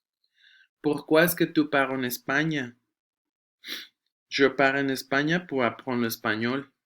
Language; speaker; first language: French; non-native, fluent; Spanish